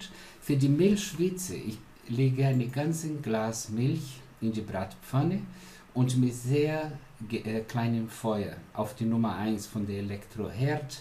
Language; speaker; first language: German; non-native, fluent; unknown